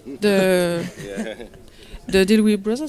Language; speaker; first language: English; non-native, learner; French